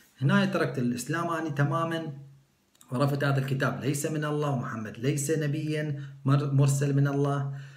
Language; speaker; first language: Arabic; non-native, local second language; Kurdish